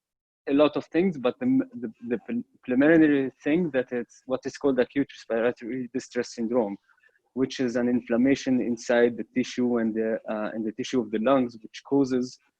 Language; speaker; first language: English; non-native, fluent; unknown